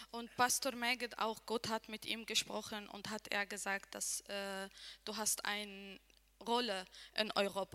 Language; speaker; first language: German; non-native, learner; Arabic